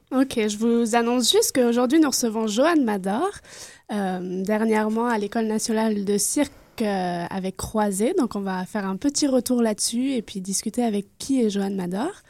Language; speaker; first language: French; native; French